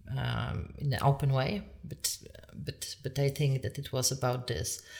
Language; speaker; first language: English; non-native, fluent; Polish